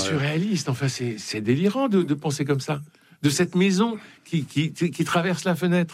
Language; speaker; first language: French; native; French